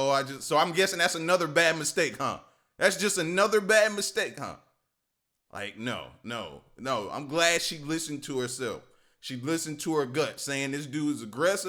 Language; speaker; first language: English; native; English